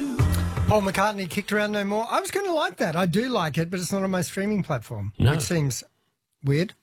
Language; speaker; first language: English; native; English